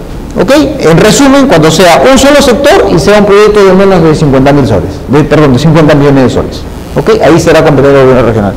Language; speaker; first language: Spanish; native; Spanish